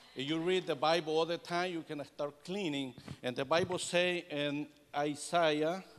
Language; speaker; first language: English; non-native, learner; Spanish